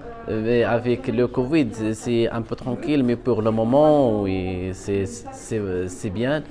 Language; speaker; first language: French; non-native, local second language; Arabic